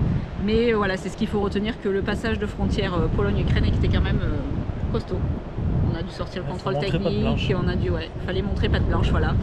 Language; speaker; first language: French; native; French